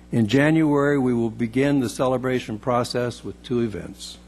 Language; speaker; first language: English; native; English